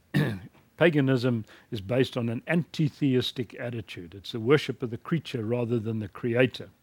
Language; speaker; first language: English; native; English